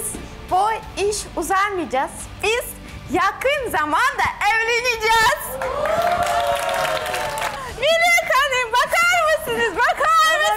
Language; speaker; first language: Turkish; non-native, learner; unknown